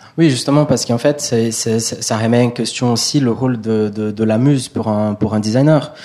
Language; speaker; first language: French; non-native, fluent; Portuguese